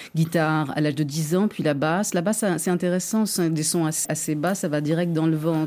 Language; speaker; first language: French; native; French